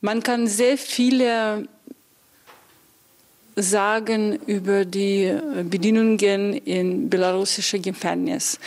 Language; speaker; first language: German; non-native, learner; Belarusian